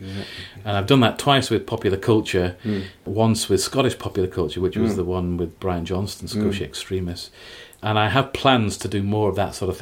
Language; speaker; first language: English; native; English